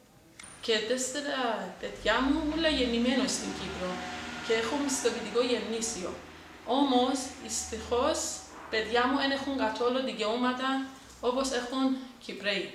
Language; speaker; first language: Greek; non-native, learner; Persian